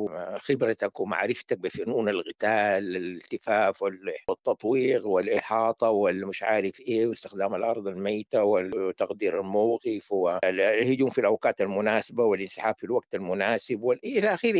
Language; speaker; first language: Arabic; native; Arabic